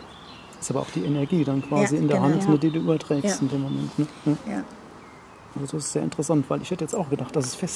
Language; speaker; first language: German; native; German